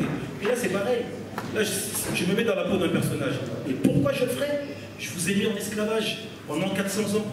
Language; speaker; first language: French; native; French